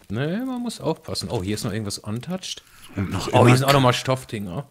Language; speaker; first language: German; native; German